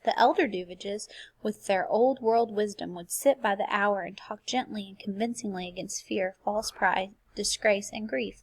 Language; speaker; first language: English; native; English